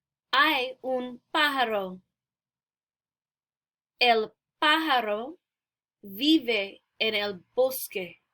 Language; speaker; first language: Spanish; non-native, learner; English